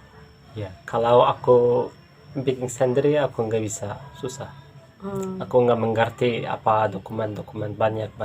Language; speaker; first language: Indonesian; non-native, learner; Turkish